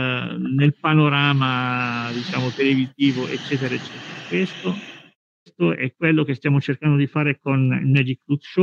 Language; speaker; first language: Italian; native; Italian